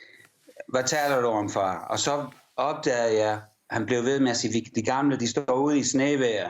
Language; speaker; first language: Danish; early bilingual, heritage; English